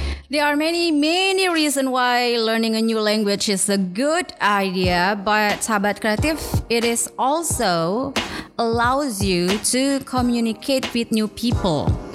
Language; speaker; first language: English; non-native, fluent; Indonesian